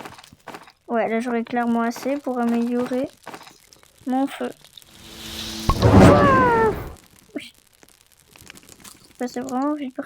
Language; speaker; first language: French; native; French